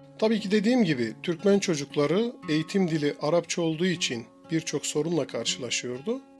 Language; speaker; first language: Turkish; native; Turkish